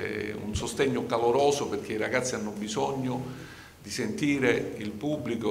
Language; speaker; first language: Italian; native; Italian